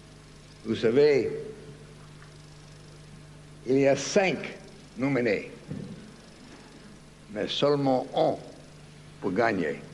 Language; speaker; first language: French; native; French